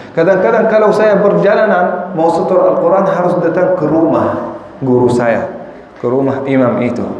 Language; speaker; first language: Indonesian; non-native, fluent; Arabic